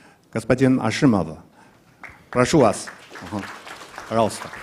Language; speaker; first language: Russian; non-native, fluent; Chinese